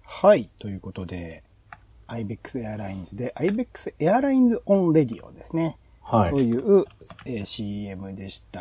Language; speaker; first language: Japanese; native; Japanese